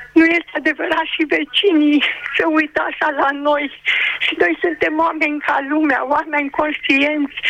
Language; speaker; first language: Romanian; native; Romanian